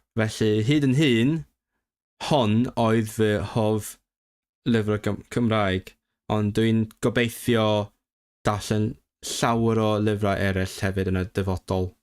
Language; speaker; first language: Welsh; non-native, learner; English